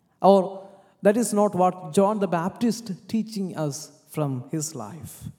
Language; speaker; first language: English; non-native, local second language; Malayalam